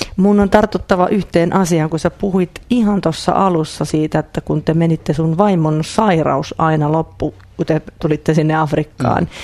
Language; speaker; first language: Finnish; native; Finnish